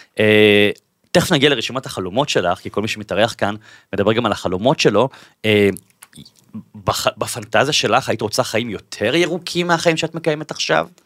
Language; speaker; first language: Hebrew; native; Hebrew